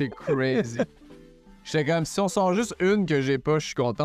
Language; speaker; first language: French; native; French